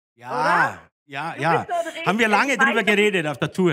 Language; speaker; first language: German; native; German